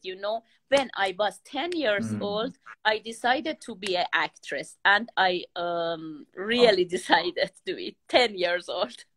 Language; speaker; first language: English; non-native, learner; Persian